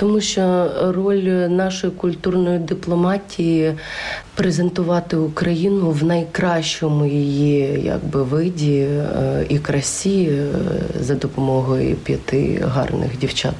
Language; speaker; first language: Ukrainian; native; Ukrainian